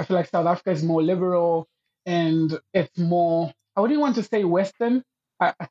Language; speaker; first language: English; non-native, local second language; Swahili